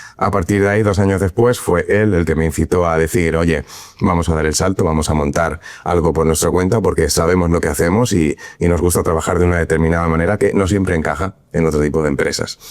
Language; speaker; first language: Spanish; native; Spanish